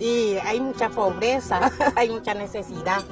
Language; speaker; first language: Spanish; non-native, local second language; Guarani